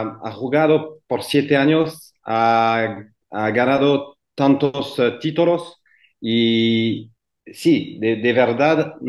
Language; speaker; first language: Spanish; non-native, fluent; French